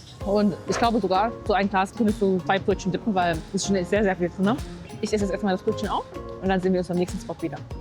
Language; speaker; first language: German; native; German